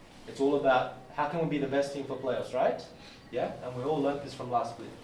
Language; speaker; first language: English; non-native, fluent; Portuguese